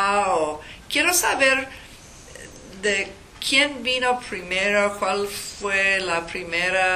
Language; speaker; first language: Spanish; non-native, learner; English